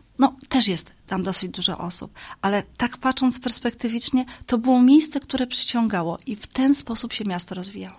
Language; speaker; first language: Polish; native; Polish